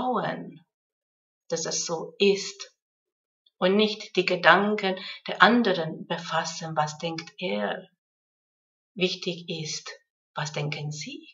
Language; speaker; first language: German; non-native, fluent; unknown